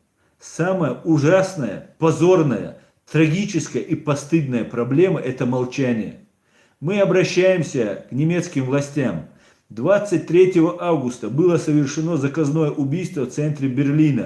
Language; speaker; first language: Russian; non-native, local second language; Chechen